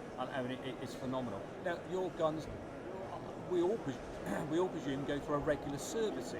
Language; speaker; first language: English; native; English